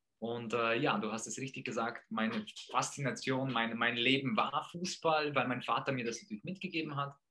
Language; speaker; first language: German; early bilingual, other home language; Polish